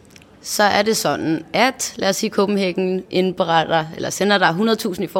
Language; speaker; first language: Danish; native; Danish